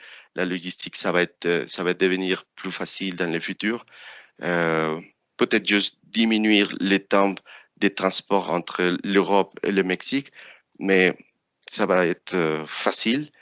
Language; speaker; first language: French; non-native, fluent; Spanish